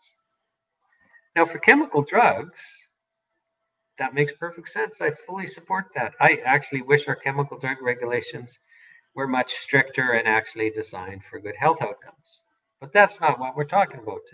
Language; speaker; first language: English; native; English